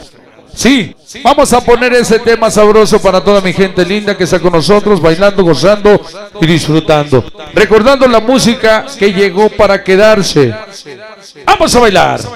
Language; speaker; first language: Spanish; native; Spanish